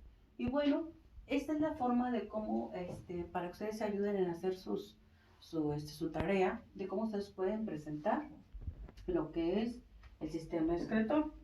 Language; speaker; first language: Spanish; native; Spanish